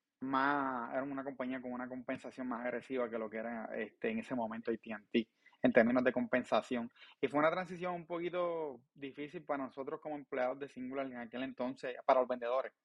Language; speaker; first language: Spanish; native; Spanish